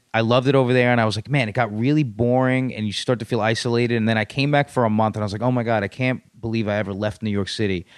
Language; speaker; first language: English; native; English